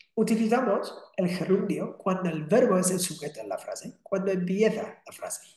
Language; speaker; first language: Spanish; non-native, fluent; English